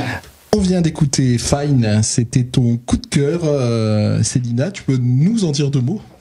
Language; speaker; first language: French; native; French